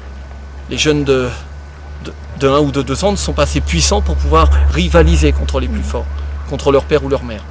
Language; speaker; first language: French; native; French